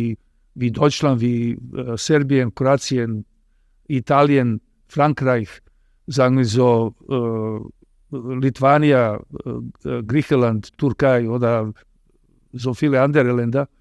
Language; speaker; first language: German; non-native, fluent; Serbian